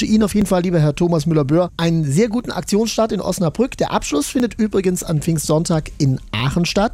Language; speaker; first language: German; native; German